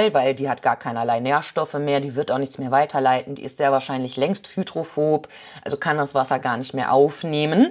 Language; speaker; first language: German; native; German